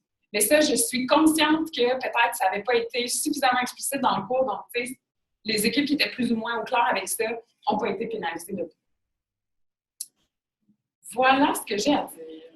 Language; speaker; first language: French; native; French